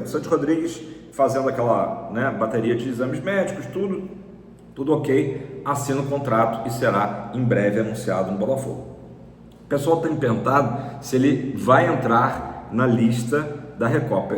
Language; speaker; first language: Portuguese; native; Portuguese